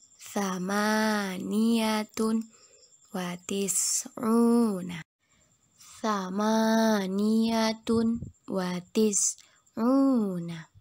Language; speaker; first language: Arabic; non-native, fluent; Indonesian